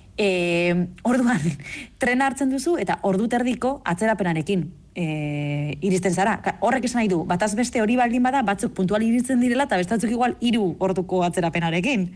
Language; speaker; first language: Basque; native; Basque